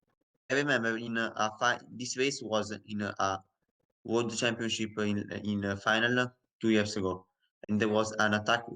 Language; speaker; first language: English; non-native, learner; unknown